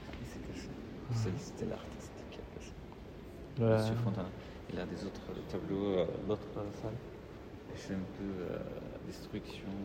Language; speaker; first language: French; non-native, learner; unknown